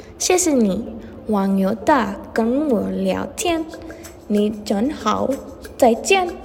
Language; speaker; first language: Chinese; non-native, learner; English